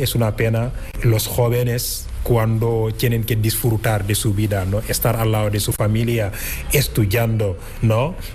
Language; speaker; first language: Spanish; non-native, fluent; Wolof